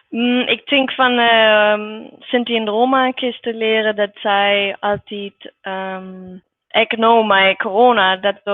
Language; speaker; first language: Dutch; non-native, learner; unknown